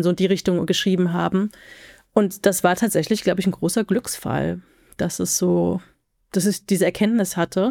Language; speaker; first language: German; native; German